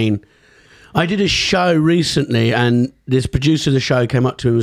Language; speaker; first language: English; native; English